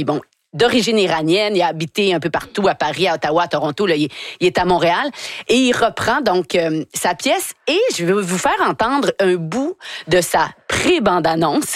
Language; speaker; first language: French; native; French